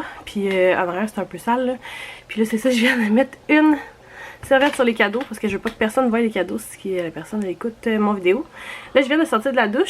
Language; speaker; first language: French; native; French